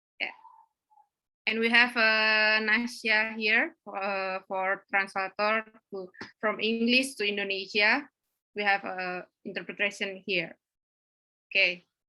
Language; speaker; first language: English; non-native, learner; Indonesian